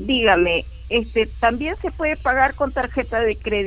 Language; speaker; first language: Spanish; native; Spanish